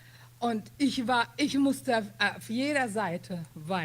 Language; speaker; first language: German; non-native, fluent; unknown